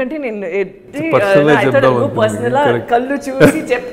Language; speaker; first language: Telugu; non-native, learner; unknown